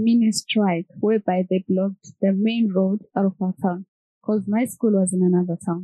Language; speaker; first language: English; non-native, local second language; Shona